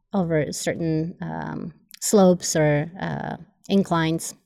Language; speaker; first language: English; non-native, fluent; Polish